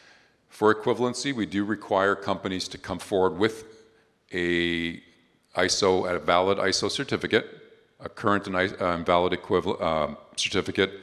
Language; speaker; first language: English; native; English